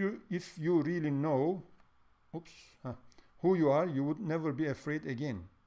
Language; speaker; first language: English; non-native, fluent; Turkish